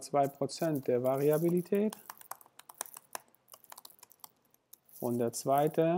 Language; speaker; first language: German; non-native, fluent; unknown